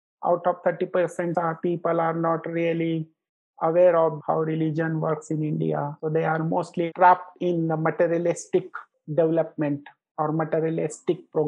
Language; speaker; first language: English; non-native, local second language; Marathi